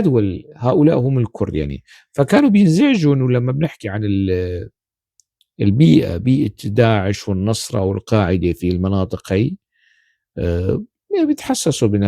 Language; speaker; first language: Arabic; non-native, local second language; Kurdish